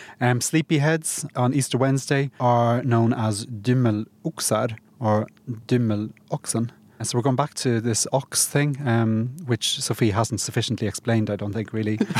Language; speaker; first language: English; native; English